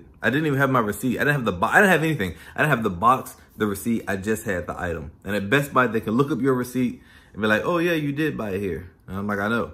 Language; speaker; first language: English; native; English